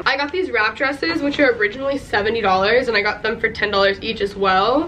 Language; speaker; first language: English; native; English